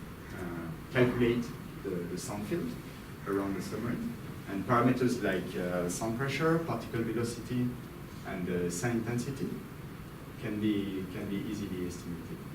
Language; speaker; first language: English; non-native, fluent; French